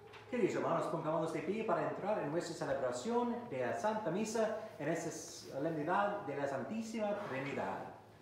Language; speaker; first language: Spanish; non-native, fluent; English